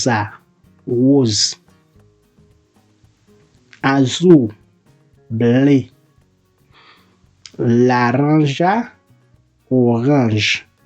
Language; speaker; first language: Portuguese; non-native, fluent; Haitian Creole